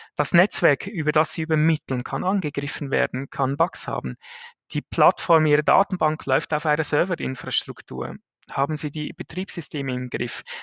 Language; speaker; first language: German; native; German